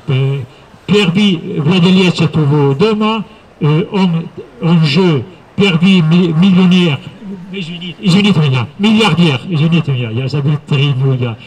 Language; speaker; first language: Russian; non-native, fluent; French